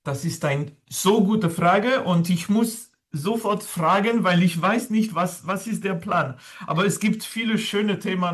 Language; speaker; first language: German; non-native, fluent; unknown